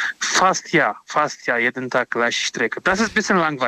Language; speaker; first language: German; non-native, learner; Romanian